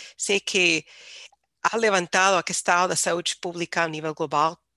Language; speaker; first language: Portuguese; non-native, fluent; English